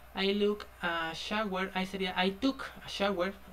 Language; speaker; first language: English; non-native, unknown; Spanish